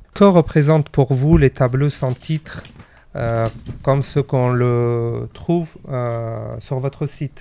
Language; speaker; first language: French; non-native, fluent; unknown